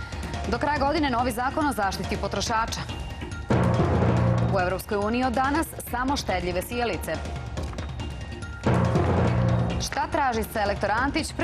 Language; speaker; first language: Serbian; native; Serbian